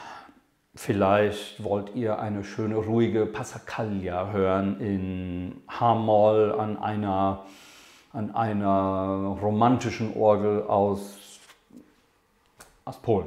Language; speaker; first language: German; non-native, fluent; English